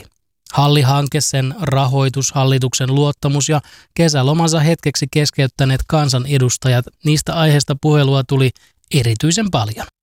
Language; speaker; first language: Finnish; native; Finnish